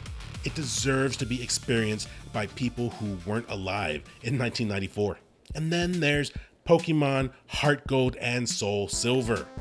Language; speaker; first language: English; native; English